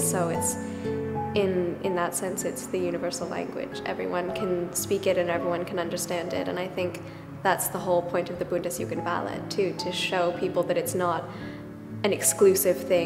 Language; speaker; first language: English; native; English